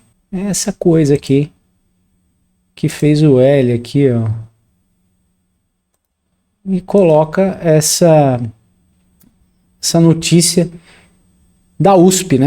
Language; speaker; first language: Portuguese; native; Portuguese